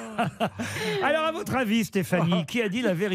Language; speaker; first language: French; native; French